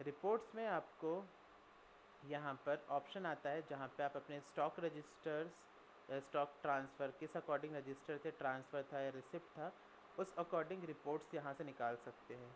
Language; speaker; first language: Hindi; native; Hindi